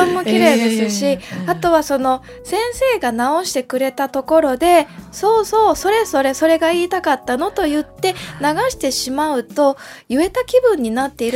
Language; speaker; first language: Japanese; native; Japanese